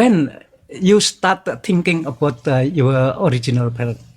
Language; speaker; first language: English; non-native, learner; Indonesian